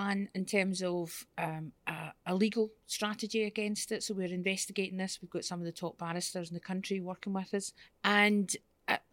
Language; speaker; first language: English; native; English